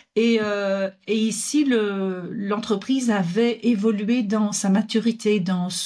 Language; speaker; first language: French; native; French